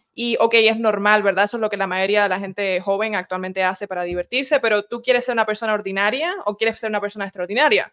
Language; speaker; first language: Spanish; early bilingual, heritage; Spanish